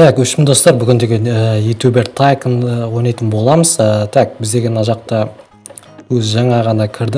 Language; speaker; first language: Kazakh; native; Kazakh